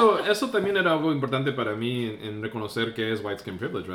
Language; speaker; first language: Spanish; early bilingual, other home language; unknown